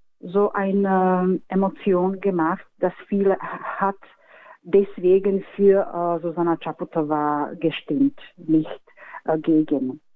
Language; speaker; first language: German; non-native, fluent; Slovak